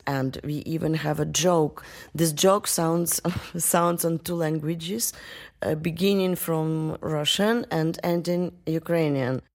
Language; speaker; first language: English; non-native, fluent; Russian